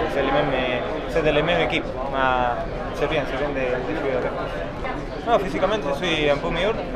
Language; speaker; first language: French; non-native, learner; Spanish